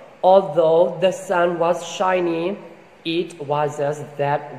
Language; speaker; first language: English; non-native, fluent; S'gaw Karen